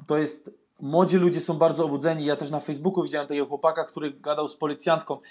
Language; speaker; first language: Polish; early bilingual, heritage; Polish